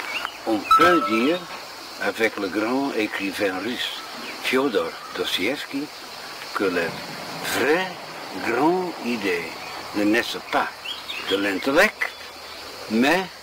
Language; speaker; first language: French; non-native, fluent; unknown